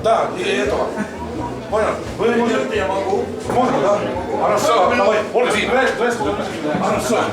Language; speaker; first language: Russian; non-native, local second language; Estonian